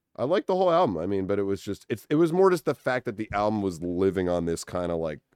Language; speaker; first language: English; native; English